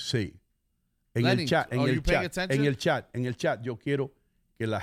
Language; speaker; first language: Spanish; native; Spanish